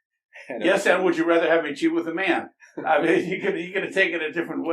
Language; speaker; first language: English; native; English